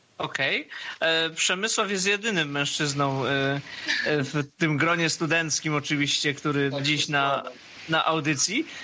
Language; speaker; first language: Polish; native; Polish